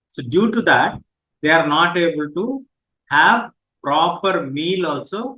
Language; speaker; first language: English; non-native, local second language; Telugu